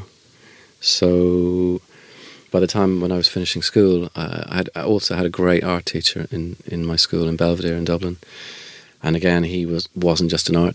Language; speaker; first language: English; native; English